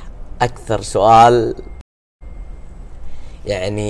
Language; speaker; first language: Arabic; native; Arabic